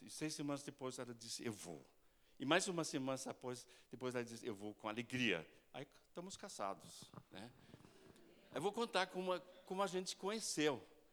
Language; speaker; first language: Portuguese; non-native, fluent; German